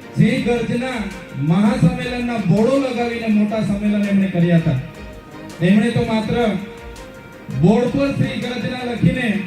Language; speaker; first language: Gujarati; non-native, local second language; Vasavi